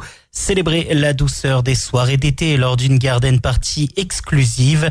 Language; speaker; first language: French; native; French